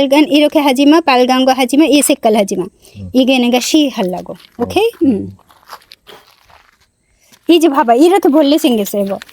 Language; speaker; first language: Korean; non-native, learner; Bangla